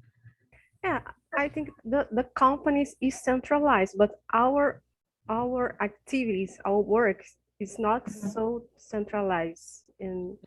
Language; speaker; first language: English; non-native, learner; Portuguese